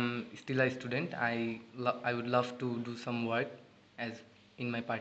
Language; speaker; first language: English; non-native, learner; Bangla